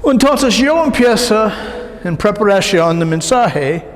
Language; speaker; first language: Spanish; non-native, learner; English